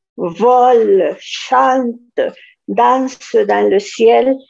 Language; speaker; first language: French; non-native, fluent; Spanish